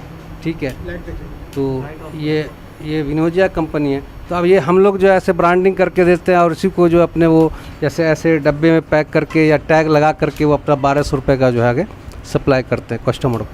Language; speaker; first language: Hindi; native; Hindi